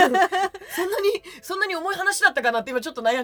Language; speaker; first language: Japanese; native; Japanese